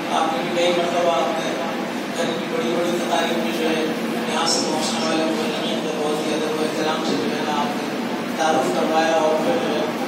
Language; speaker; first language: Urdu; native; Urdu